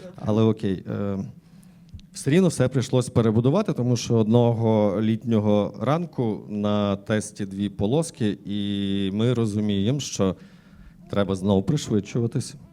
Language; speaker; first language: Ukrainian; native; Ukrainian